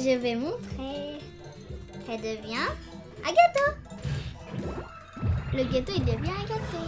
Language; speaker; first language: French; early bilingual, heritage; French